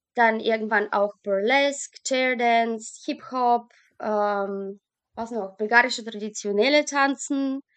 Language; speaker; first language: German; non-native, fluent; Bulgarian